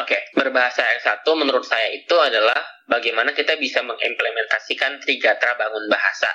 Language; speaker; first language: Indonesian; native; Indonesian